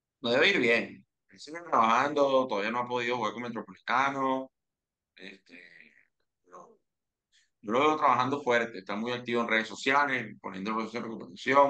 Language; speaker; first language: Spanish; native; Spanish